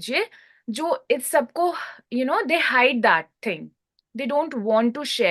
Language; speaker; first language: Hindi; native; Hindi